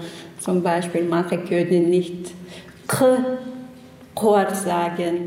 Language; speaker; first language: German; non-native, learner; Chechen